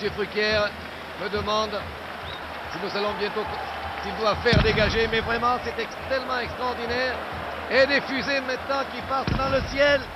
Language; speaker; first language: French; native; French